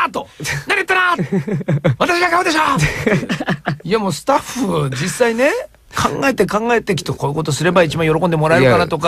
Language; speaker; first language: Japanese; native; Japanese